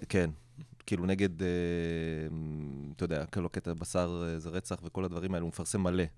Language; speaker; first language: Hebrew; non-native, local second language; Arabic